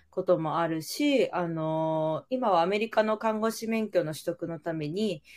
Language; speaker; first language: Japanese; native; Japanese